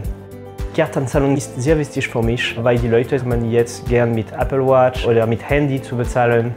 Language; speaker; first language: German; non-native, fluent; French